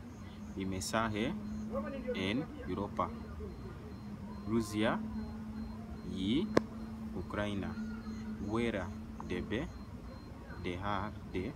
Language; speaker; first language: Spanish; non-native, learner; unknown